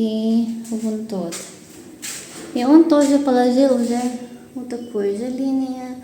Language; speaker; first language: Russian; non-native, learner; Filipino